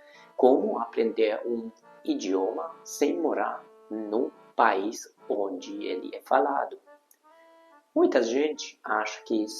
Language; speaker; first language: Portuguese; non-native, fluent; Hungarian